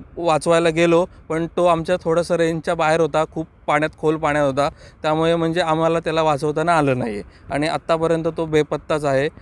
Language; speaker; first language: Marathi; native; Marathi